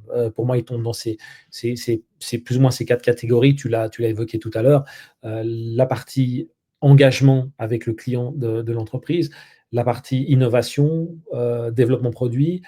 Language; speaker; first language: French; native; French